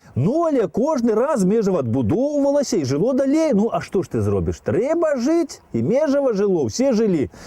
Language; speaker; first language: Belarusian; native; Belarusian